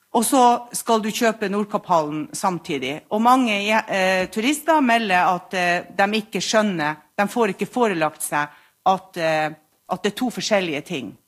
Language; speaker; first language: Norwegian; native; Norwegian